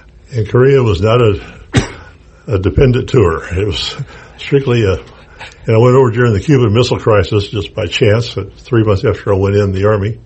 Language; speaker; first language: English; native; English